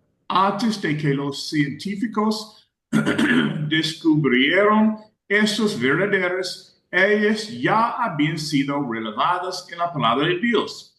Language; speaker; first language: Spanish; non-native, fluent; English